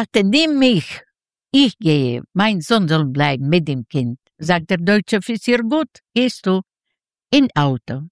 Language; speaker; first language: German; non-native, learner; Yiddish